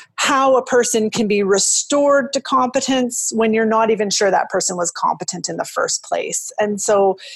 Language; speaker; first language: English; native; English